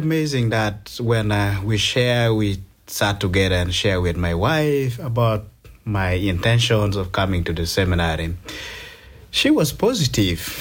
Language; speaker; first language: English; non-native, local second language; Acoli